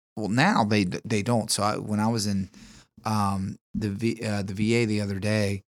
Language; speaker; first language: English; native; English